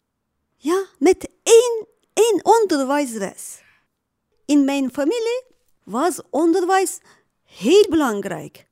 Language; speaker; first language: Dutch; non-native, learner; Turkish